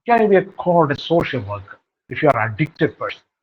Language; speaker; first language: English; non-native, local second language; Malayalam